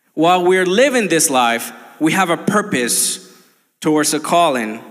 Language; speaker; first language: English; non-native, fluent; Spanish